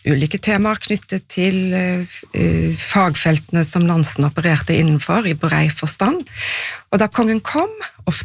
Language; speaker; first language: Norwegian; native; Norwegian